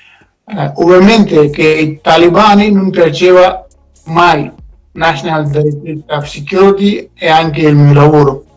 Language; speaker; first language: Italian; non-native, learner; Persian